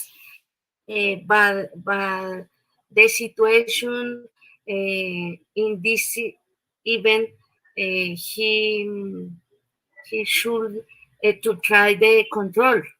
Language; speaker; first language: English; non-native, learner; Spanish